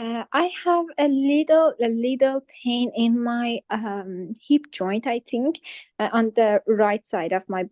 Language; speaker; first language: English; non-native, fluent; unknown